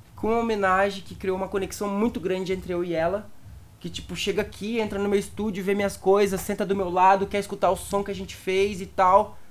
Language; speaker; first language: Portuguese; native; Portuguese